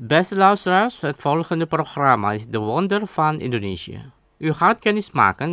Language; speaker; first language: Dutch; non-native, learner; Indonesian